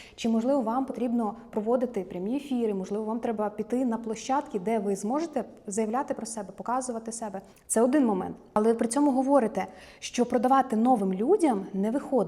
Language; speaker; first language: Ukrainian; native; Ukrainian